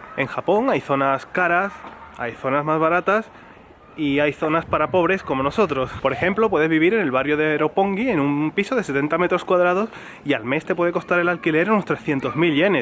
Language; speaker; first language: Spanish; native; Spanish